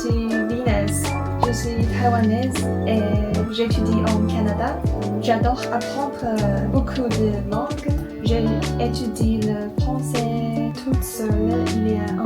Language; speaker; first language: French; non-native, learner; Chinese